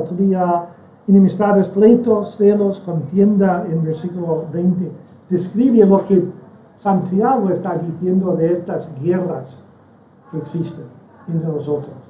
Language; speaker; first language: Spanish; non-native, fluent; English